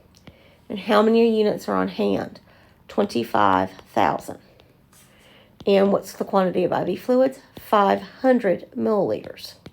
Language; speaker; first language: English; native; English